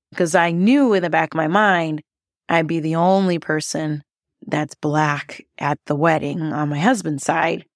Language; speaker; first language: English; early bilingual, other home language; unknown